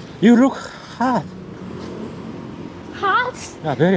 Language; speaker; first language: English; non-native, learner; Korean